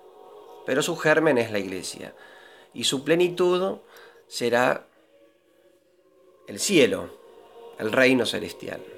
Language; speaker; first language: Spanish; native; Spanish